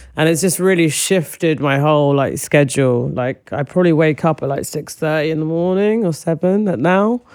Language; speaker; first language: English; native; English